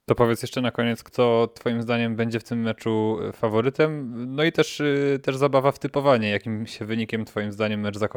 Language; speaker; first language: Polish; native; Polish